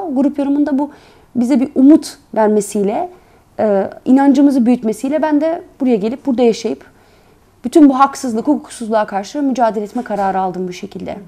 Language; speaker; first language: Turkish; early bilingual, heritage; Turkish